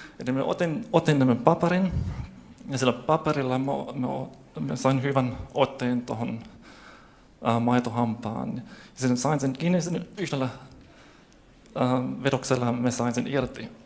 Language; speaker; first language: Finnish; non-native, fluent; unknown